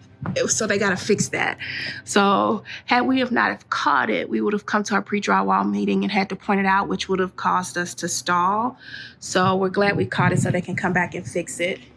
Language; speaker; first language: English; native; English